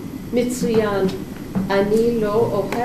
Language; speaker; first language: Hebrew; non-native, learner; English